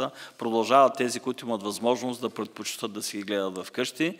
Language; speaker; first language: Bulgarian; native; Bulgarian